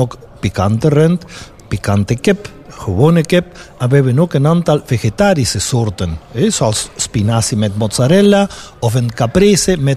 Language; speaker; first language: Dutch; non-native, fluent; Spanish